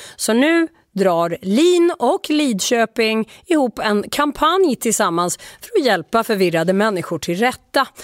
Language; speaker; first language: Swedish; native; Swedish